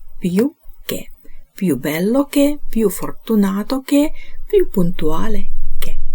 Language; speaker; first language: Italian; non-native, fluent; Ukrainian